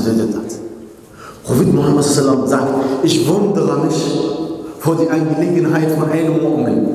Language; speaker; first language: German; non-native, fluent; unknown